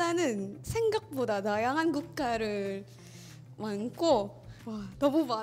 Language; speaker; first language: Korean; non-native, fluent; Indonesian